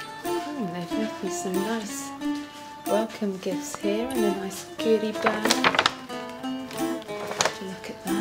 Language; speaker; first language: English; native; English